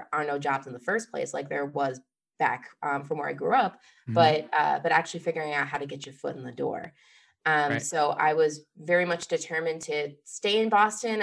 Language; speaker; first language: English; native; English